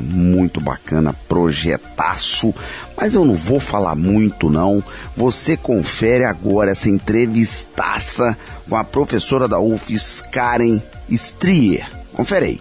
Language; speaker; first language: Portuguese; native; Portuguese